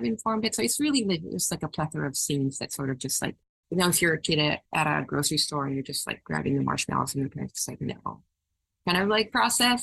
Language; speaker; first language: English; non-native, local second language; Filipino